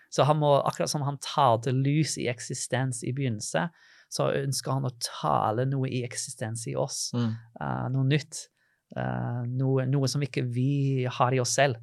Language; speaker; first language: Norwegian; non-native, fluent; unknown